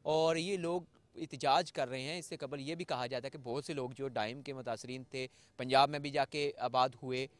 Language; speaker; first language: Urdu; non-native, local second language; Pahari-Potwari